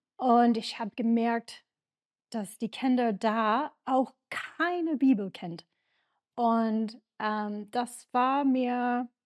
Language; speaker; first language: German; non-native, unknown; English